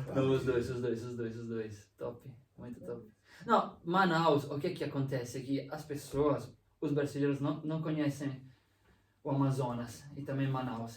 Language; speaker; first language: Portuguese; non-native, fluent; Italian